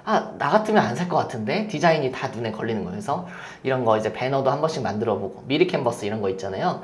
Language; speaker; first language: Korean; native; Korean